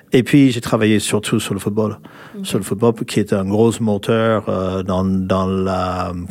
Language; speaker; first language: French; non-native, fluent; English